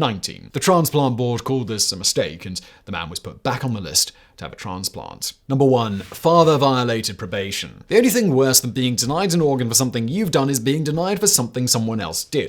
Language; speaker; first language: English; native; English